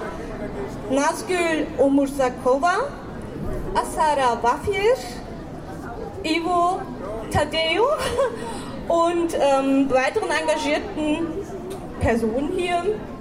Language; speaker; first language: German; early bilingual, other home language; Turkish